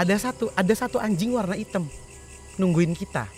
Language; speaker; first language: Indonesian; native; Indonesian